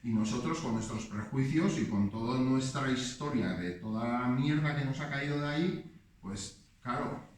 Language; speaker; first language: Spanish; native; Spanish